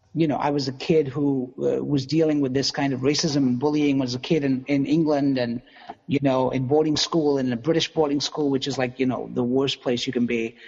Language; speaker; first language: English; native; English